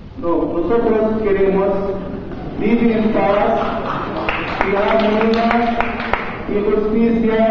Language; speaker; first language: Spanish; non-native, learner; Arabic